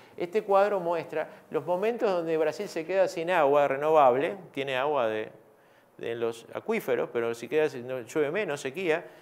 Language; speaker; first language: Spanish; native; Spanish